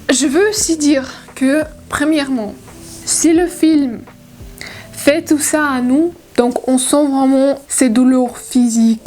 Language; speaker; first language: French; non-native, learner; Russian